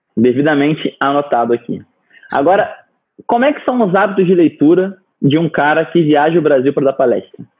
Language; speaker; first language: Portuguese; native; Portuguese